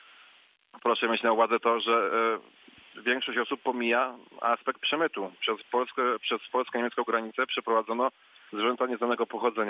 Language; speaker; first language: Polish; native; Polish